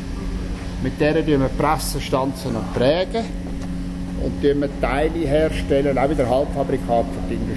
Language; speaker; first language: German; native; German